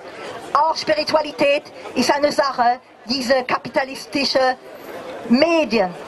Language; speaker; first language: German; non-native, fluent; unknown